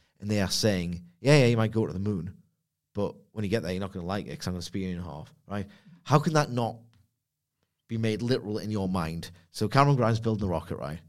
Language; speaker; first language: English; native; English